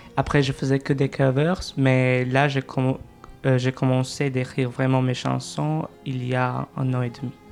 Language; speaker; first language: French; non-native, fluent; Albanian